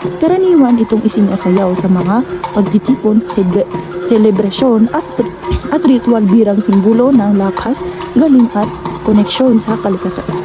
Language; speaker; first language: Filipino; non-native, local second language; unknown